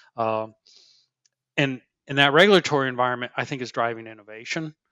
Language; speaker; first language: English; native; English